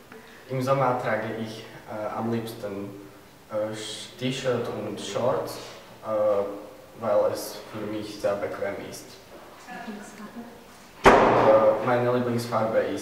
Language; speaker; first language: German; non-native, learner; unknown